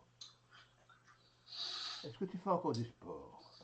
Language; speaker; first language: French; native; French